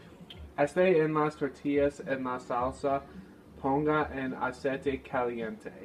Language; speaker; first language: Spanish; non-native, learner; English